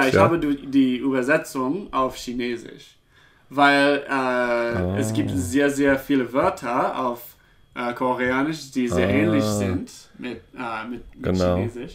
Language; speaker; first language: German; non-native, fluent; English